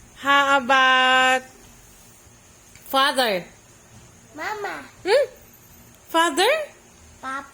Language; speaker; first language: English; non-native, local second language; Cebuano